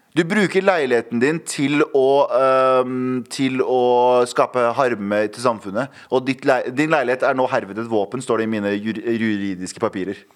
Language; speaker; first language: Norwegian; early bilingual, other home language; Kurdish